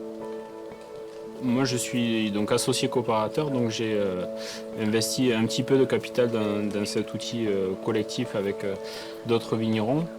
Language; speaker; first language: French; native; French